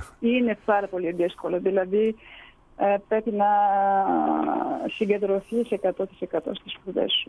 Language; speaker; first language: Greek; early bilingual, heritage; Greek